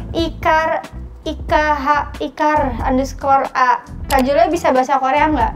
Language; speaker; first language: Indonesian; native; Indonesian